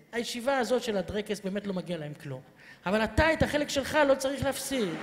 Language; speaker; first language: Hebrew; native; Hebrew